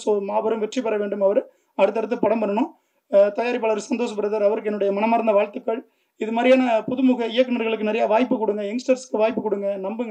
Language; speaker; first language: Tamil; native; Tamil